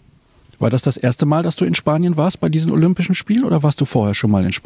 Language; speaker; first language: German; native; German